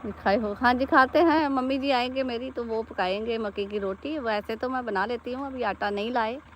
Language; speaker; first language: Hindi; non-native, local second language; Punjabi